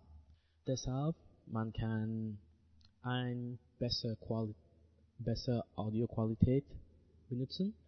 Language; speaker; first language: German; non-native, learner; English